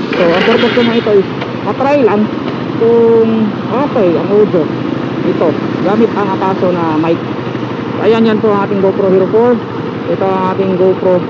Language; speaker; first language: Filipino; non-native, local second language; Cebuano